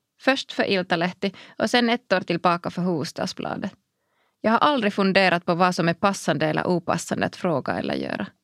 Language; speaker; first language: Swedish; non-native, local second language; Finnish